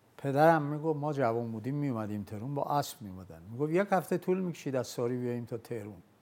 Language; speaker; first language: Persian; non-native, local second language; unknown